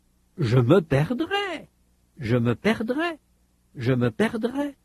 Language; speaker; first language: French; native; French